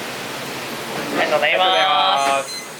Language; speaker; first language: Japanese; native; Japanese